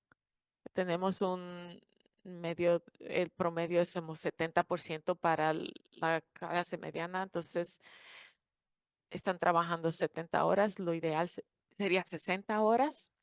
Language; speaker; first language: Spanish; non-native, fluent; English